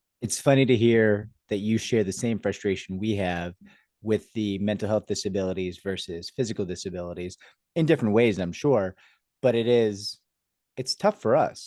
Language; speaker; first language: English; native; English